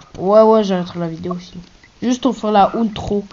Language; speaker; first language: French; native; French